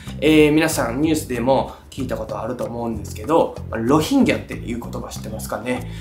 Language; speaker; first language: Japanese; native; Japanese